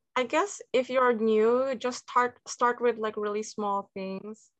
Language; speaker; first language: English; native; English